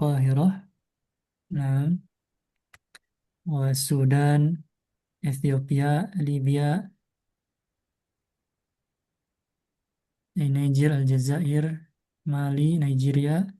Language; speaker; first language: Arabic; non-native, fluent; Indonesian